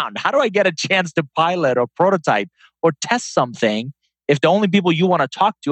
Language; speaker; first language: English; non-native, fluent; Persian